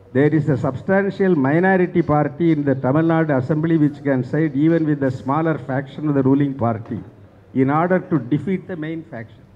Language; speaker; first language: English; non-native, local second language; Tamil